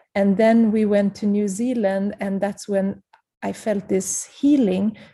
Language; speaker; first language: English; early bilingual, other home language; Kurdish